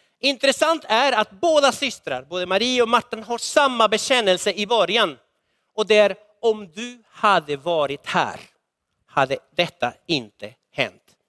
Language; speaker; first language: Swedish; non-native, fluent; Spanish